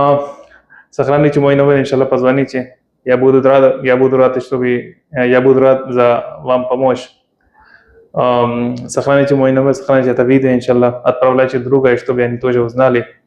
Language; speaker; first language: Russian; non-native, fluent; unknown